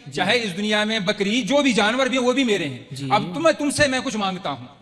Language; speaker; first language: Hindi; non-native, local second language; Kashmiri